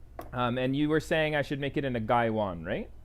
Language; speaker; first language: English; native; English